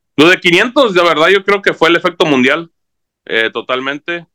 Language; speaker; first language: Spanish; early bilingual, heritage; Spanish